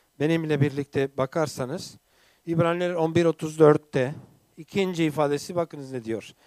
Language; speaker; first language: Turkish; non-native, fluent; English